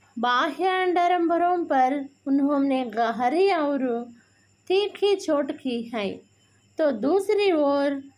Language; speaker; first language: Hindi; non-native, local second language; Telugu